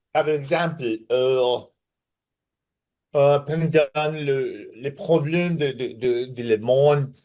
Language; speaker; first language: French; non-native, learner; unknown